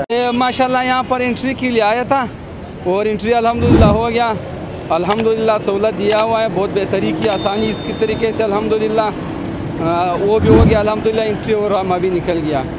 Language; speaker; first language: Urdu; early bilingual, other home language; Pashto